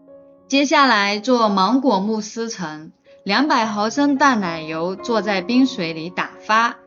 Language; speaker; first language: Chinese; native; Chinese